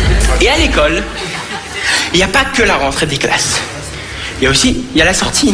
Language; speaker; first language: French; native; French